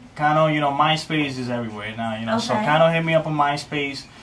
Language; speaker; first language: English; native; English